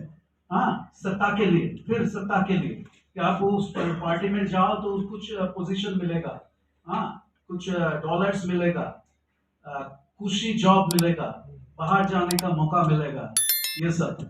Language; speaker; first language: Hindi; non-native, local second language; Bangla